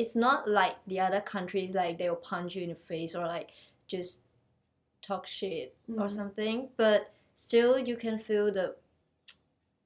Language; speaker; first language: English; non-native, local second language; Chinese